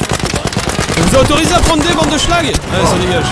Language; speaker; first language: French; native; French